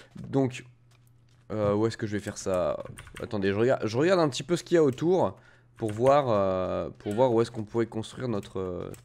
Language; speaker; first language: French; native; French